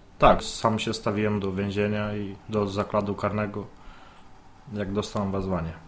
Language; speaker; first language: Polish; non-native, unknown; Romanian